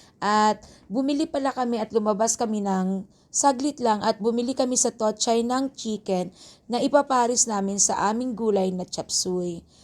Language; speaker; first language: Filipino; native; Filipino